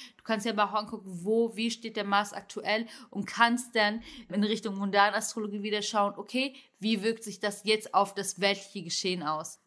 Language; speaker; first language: German; early bilingual, other home language; Turkish